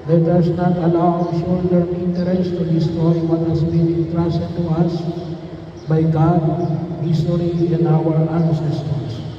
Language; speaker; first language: English; non-native, local second language; Filipino